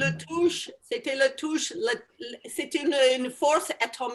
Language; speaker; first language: French; non-native, learner; English